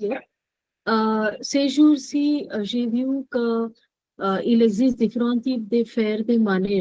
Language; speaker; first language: French; non-native, learner; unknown